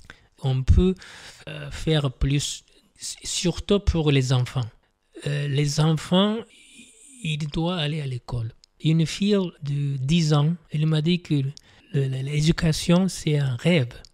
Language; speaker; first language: French; non-native, fluent; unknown